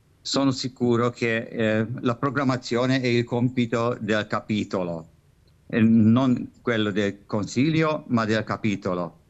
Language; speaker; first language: Italian; non-native, fluent; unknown